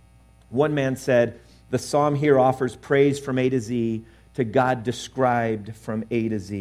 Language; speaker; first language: English; native; English